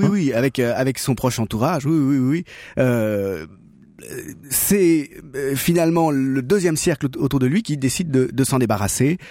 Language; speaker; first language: French; native; French